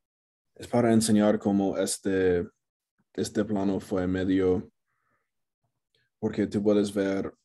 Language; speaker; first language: Spanish; non-native, learner; English